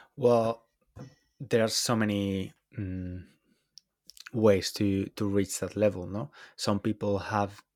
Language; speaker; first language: English; non-native, fluent; Spanish